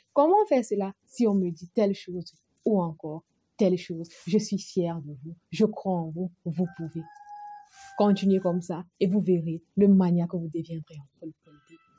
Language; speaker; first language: French; non-native, local second language; Fula